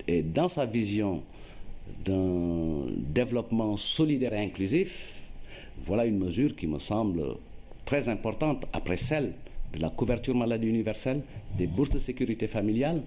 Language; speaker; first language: French; non-native, local second language; Wolof